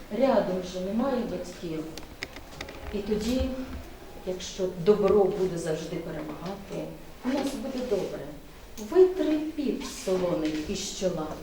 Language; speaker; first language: Ukrainian; native; Ukrainian